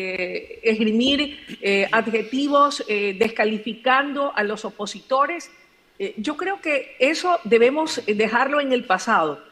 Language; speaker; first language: Spanish; native; Spanish